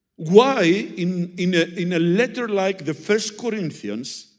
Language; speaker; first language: English; non-native, fluent; Greek